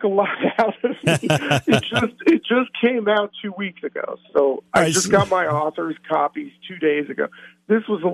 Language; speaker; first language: English; native; English